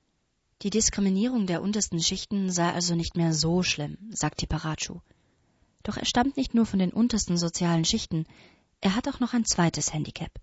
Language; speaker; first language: German; native; German